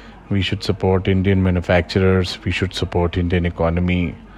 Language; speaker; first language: English; non-native, local second language; Punjabi